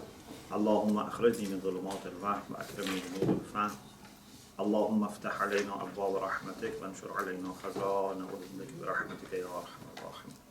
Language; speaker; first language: Arabic; non-native, fluent; Persian